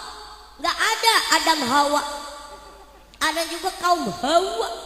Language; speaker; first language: Indonesian; native; Indonesian